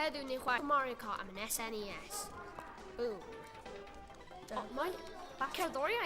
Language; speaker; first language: Welsh; non-native, local second language; English